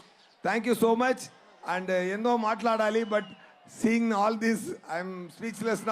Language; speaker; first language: Telugu; non-native, local second language; Tamil